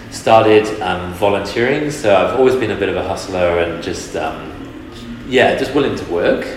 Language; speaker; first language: English; native; English